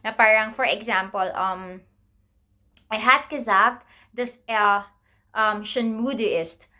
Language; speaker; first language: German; non-native, learner; Filipino